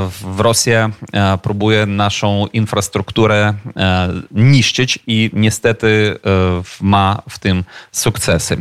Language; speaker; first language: Polish; non-native, fluent; Ukrainian